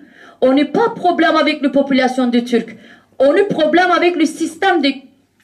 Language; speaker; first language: French; non-native, learner; Kurdish